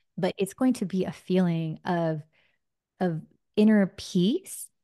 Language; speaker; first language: English; early bilingual, other home language; Spanish